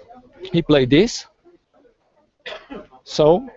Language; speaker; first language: English; non-native, fluent; Dutch